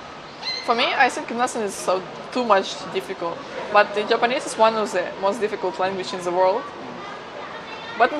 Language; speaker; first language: English; non-native, fluent; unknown